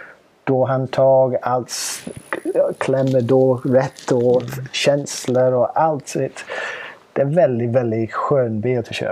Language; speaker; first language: Swedish; non-native, fluent; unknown